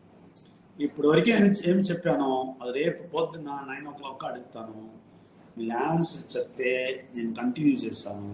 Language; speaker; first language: Telugu; non-native, fluent; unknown